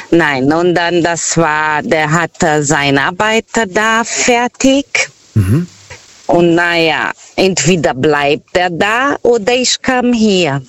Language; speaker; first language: German; non-native, fluent; Portuguese